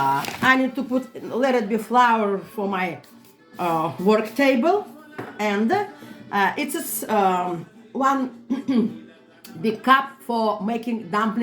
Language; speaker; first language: English; non-native, learner; Russian